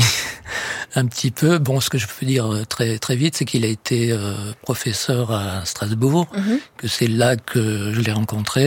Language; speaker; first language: French; native; French